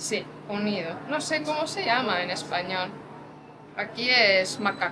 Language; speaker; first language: Spanish; non-native, fluent; Portuguese